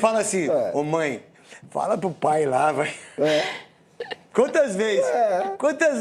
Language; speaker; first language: Portuguese; native; Portuguese